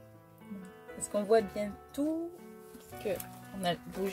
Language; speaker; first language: French; native; French